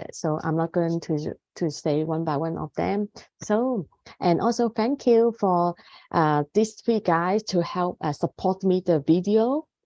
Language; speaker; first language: English; non-native, fluent; Cantonese